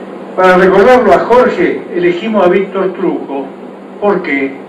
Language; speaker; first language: Spanish; native; Spanish